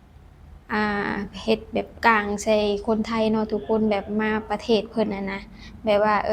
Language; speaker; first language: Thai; non-native, local second language; Lao